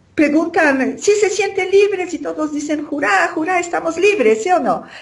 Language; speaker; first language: Spanish; non-native, fluent; Polish